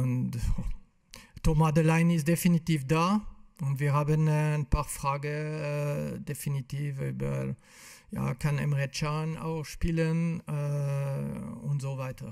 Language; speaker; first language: German; non-native, local second language; French